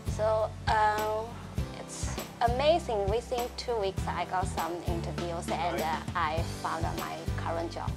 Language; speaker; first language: English; non-native, learner; Chinese